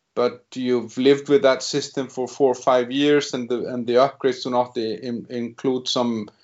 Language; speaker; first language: English; non-native, fluent; Icelandic